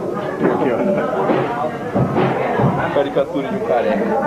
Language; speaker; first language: Portuguese; native; Portuguese